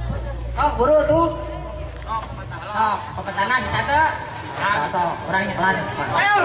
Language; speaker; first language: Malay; non-native, local second language; Sundanese